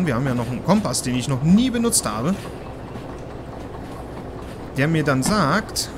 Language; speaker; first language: German; native; German